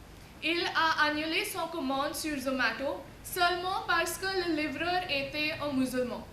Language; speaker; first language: French; non-native, fluent; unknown